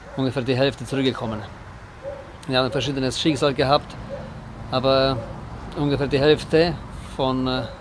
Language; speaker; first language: German; native; German